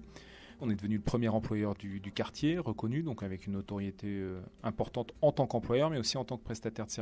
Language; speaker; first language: French; native; French